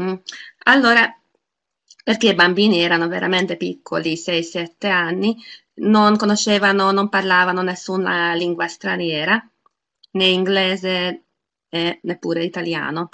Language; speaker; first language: Italian; non-native, fluent; Hungarian